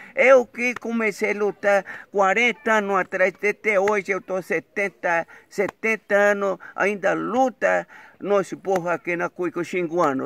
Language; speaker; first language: Portuguese; non-native, local second language; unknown